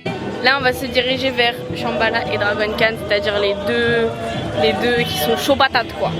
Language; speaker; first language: French; native; French